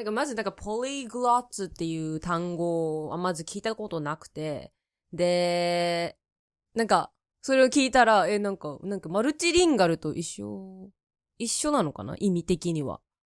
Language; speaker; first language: Japanese; native; Japanese